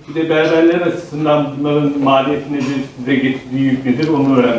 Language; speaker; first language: Turkish; native; Turkish